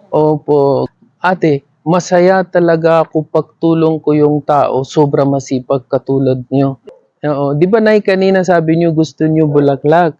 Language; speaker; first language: Filipino; non-native, fluent; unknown